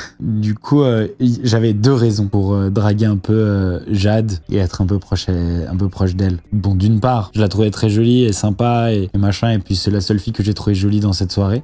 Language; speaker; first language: French; native; French